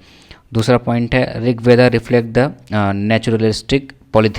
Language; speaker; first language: Hindi; native; Hindi